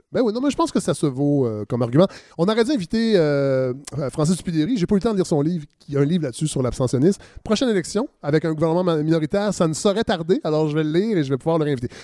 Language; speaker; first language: French; native; French